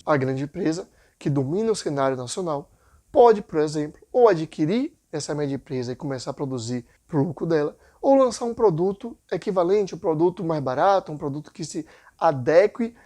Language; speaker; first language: Portuguese; native; Portuguese